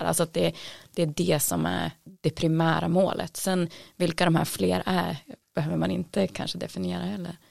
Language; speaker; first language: Swedish; native; Swedish